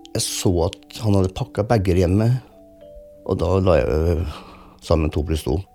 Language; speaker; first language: Norwegian; early bilingual, other home language; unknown